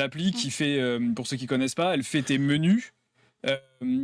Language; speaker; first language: French; native; French